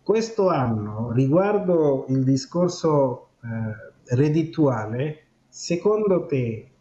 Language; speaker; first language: Italian; non-native, fluent; Bangla